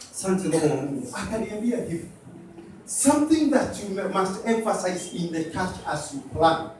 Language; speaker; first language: English; non-native, local second language; Swahili